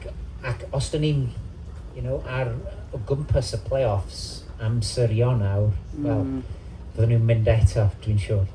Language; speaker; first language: Welsh; non-native, local second language; English